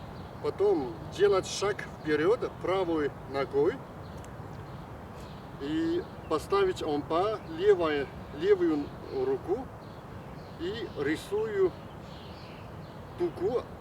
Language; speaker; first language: Russian; non-native, fluent; Chinese